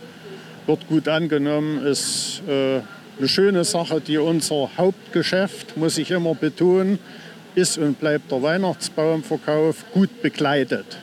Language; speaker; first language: German; native; German